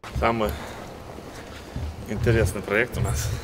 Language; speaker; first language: Russian; non-native, local second language; Chechen